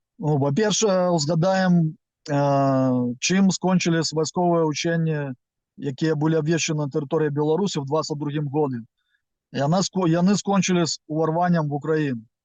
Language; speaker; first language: Belarusian; non-native, local second language; Russian